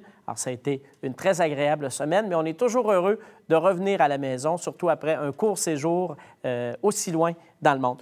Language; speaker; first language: French; native; French